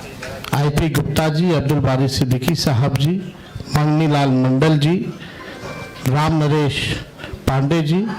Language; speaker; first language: Hindi; native; Hindi